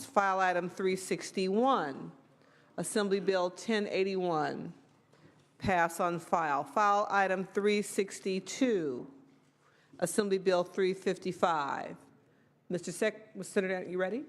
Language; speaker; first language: English; native; English